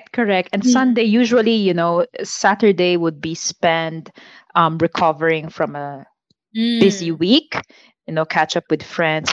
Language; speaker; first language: English; non-native, local second language; Filipino